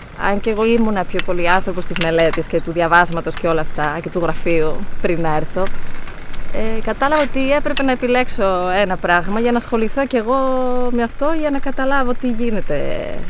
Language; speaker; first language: Greek; non-native, fluent; Spanish